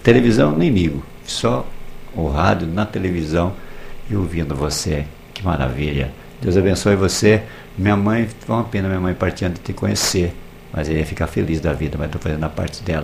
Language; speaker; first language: Portuguese; native; Portuguese